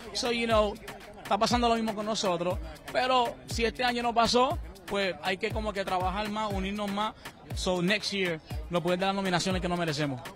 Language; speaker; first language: Spanish; early bilingual, heritage; Spanish